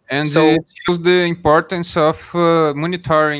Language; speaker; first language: English; non-native, learner; Portuguese